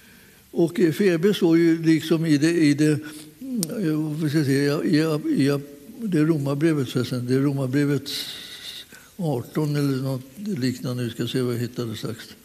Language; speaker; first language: Swedish; native; Swedish